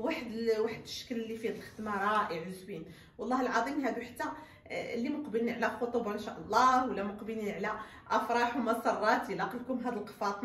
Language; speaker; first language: Arabic; native; Arabic